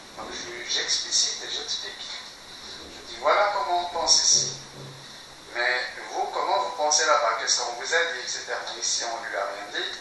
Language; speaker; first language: French; non-native, local second language; Kabyle